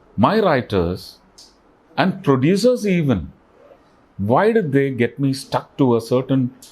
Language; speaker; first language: English; non-native, local second language; Malayalam